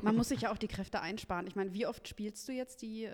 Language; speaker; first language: German; native; German